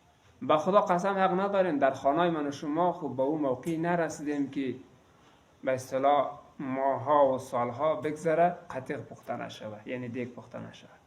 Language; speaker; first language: Persian; native; Persian